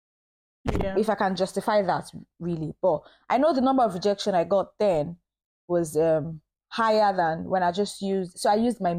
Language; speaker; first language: English; non-native, local second language; Yoruba